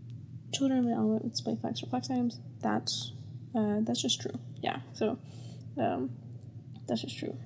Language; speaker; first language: English; native; English